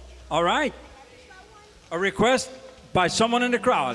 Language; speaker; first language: English; early bilingual, other home language; French